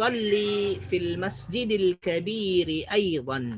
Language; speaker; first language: Arabic; non-native, fluent; Indonesian